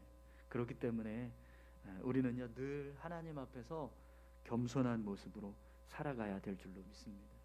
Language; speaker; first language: Korean; native; Korean